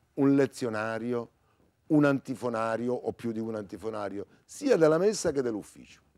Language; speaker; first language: Italian; native; Italian